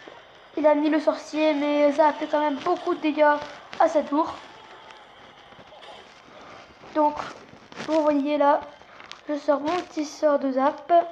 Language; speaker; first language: French; native; French